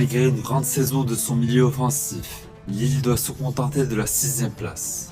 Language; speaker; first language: French; native; French